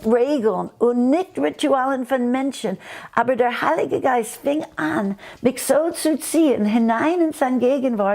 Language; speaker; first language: German; non-native, fluent; English